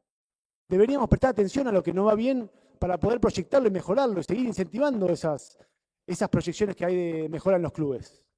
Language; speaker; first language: Spanish; native; Spanish